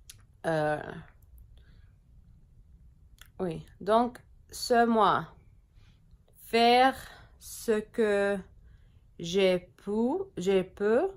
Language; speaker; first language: French; non-native, learner; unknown